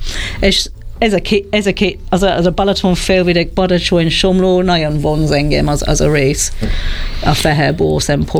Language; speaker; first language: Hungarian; non-native, learner; English